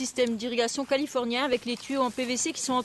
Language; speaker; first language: French; native; French